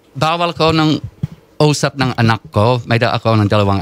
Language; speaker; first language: Filipino; non-native, learner; English